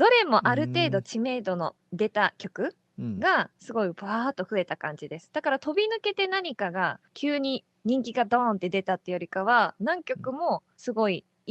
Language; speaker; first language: Japanese; native; Japanese